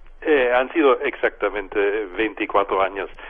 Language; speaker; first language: Spanish; non-native, fluent; German